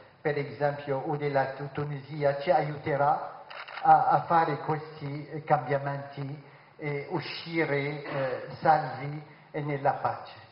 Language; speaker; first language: Italian; non-native, fluent; Arabic